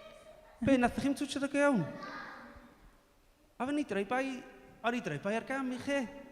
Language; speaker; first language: Welsh; native; Welsh